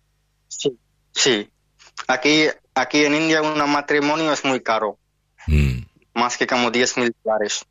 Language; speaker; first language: Spanish; non-native, learner; Hindi